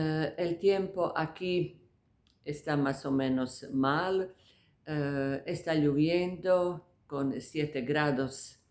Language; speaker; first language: Spanish; non-native, fluent; Croatian